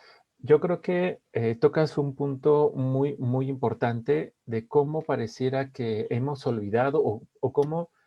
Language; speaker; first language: Spanish; native; Spanish